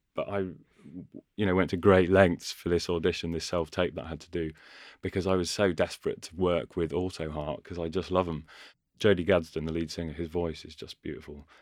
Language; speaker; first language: English; native; English